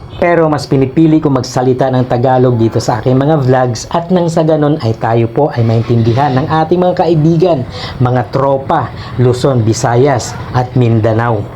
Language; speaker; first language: Filipino; non-native, local second language; Hiligaynon